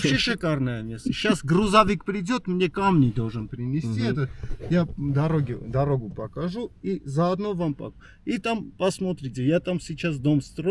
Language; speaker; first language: Russian; non-native, fluent; Armenian